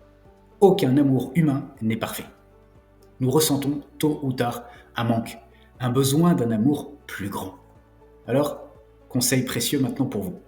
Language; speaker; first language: French; native; French